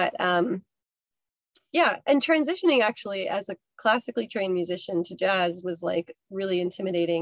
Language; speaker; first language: English; native; English